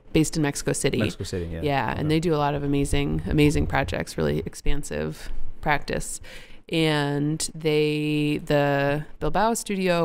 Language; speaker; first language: English; native; English